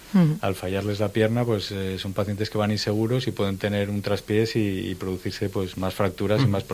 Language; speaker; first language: Spanish; native; Spanish